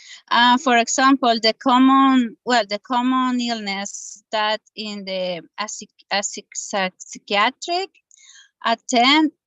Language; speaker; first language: English; non-native, learner; Spanish